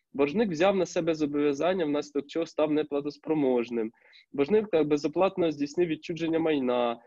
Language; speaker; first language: Ukrainian; non-native, local second language; Russian